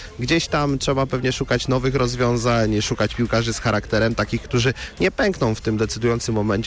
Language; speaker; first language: Polish; native; Polish